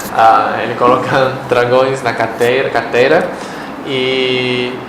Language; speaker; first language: Portuguese; non-native, fluent; Chinese